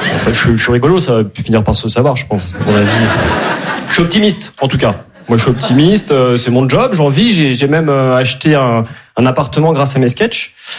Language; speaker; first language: French; native; French